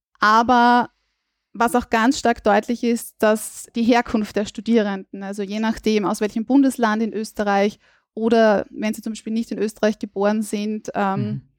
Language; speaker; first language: German; native; German